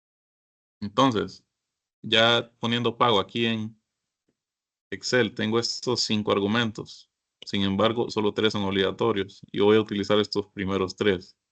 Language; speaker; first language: Spanish; native; Spanish